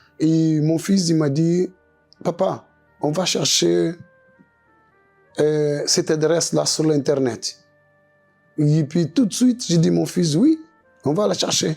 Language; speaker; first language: French; non-native, local second language; Portuguese